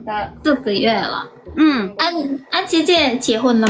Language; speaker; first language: Chinese; non-native, learner; Indonesian